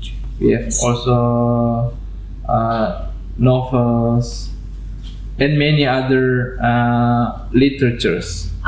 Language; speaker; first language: English; non-native, fluent; Indonesian